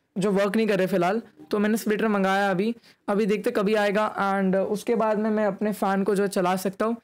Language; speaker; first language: Hindi; native; Hindi